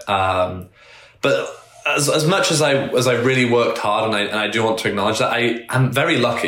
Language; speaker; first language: English; native; English